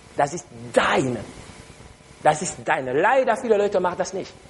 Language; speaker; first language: German; non-native, learner; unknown